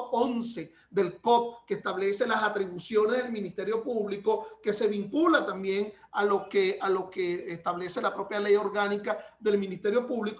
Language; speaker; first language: Spanish; native; Spanish